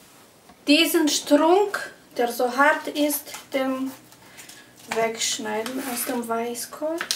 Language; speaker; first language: German; non-native, fluent; Russian